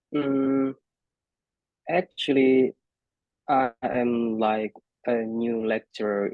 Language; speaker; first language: English; non-native, fluent; Indonesian